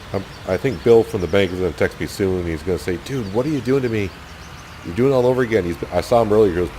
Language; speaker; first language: English; native; English